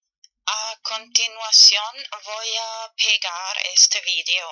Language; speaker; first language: Spanish; non-native, fluent; German